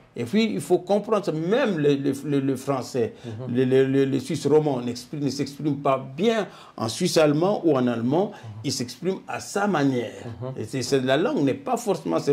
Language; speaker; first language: French; non-native, local second language; Lingala